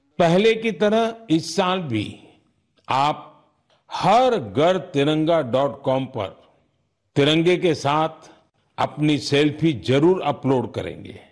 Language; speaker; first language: Hindi; non-native, local second language; Gujarati